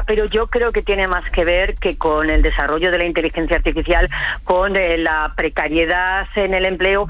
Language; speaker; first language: Spanish; native; Spanish